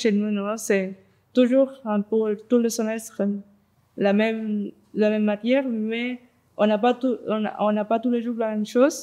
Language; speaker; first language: French; non-native, fluent; Spanish